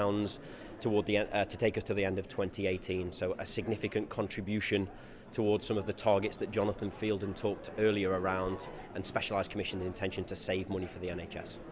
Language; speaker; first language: English; native; English